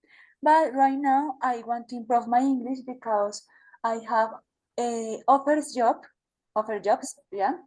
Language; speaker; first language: English; non-native, learner; Spanish